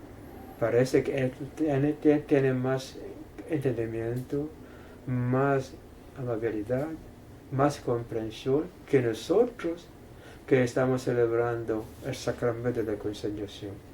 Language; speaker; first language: Spanish; non-native, fluent; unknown